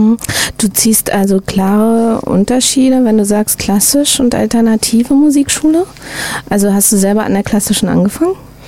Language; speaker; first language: German; native; German